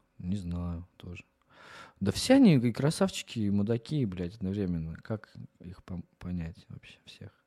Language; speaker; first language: Russian; native; Russian